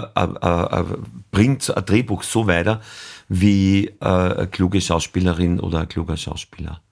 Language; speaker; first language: German; native; German